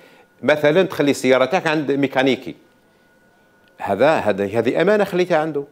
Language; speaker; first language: Arabic; native; Arabic